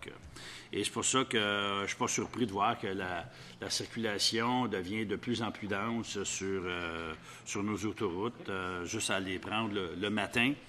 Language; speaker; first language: French; native; French